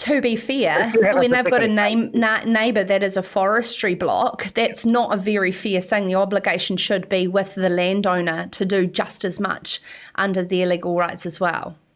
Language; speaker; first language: English; native; English